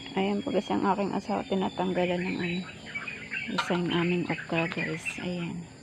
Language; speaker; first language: Filipino; non-native, local second language; Cebuano